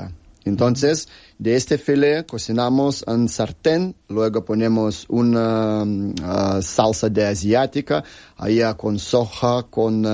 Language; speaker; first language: Spanish; non-native, learner; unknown